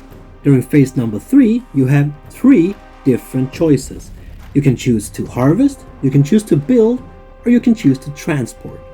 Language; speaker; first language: English; non-native, fluent; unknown